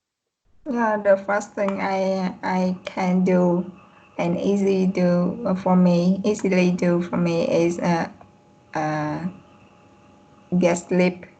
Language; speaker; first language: English; non-native, learner; Vietnamese